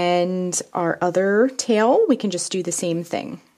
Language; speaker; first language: English; native; English